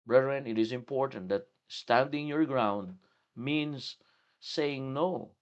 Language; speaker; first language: English; non-native, local second language; Filipino